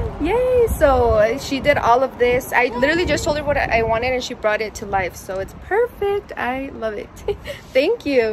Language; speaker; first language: English; early bilingual, other home language; Spanish